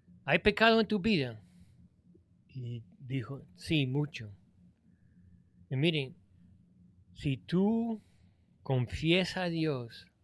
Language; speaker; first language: Spanish; non-native, fluent; English